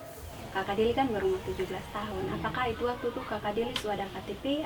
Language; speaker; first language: Indonesian; non-native, local second language; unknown